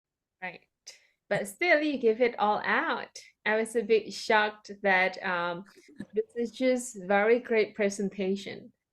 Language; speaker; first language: English; non-native, fluent; Indonesian